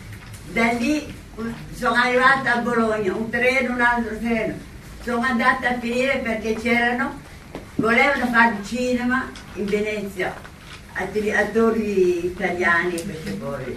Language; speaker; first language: Italian; non-native, local second language; Somali